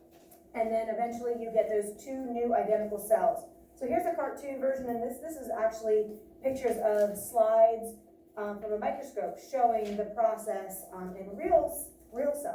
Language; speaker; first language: English; native; English